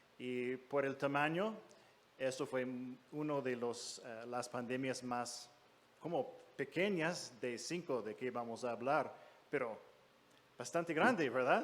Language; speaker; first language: Spanish; non-native, fluent; English